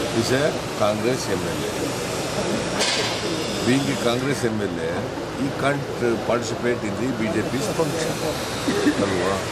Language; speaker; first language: Kannada; native; Kannada